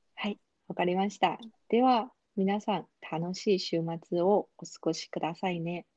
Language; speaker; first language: Japanese; non-native, fluent; Chinese